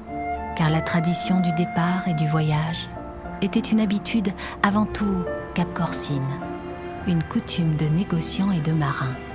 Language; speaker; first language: French; native; French